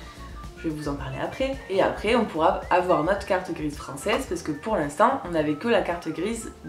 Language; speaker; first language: French; native; French